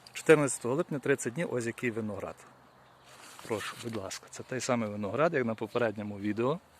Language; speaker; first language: Ukrainian; native; Ukrainian